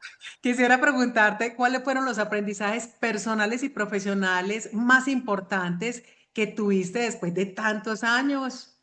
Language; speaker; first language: Spanish; native; Spanish